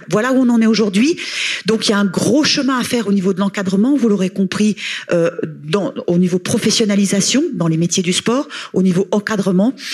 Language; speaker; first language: French; native; French